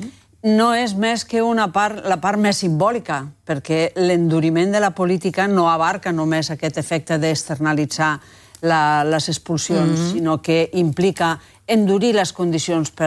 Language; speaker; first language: Catalan; native; Catalan